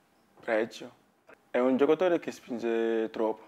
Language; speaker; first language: Italian; non-native, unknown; Wolof